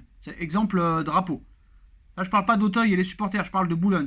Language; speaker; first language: French; native; French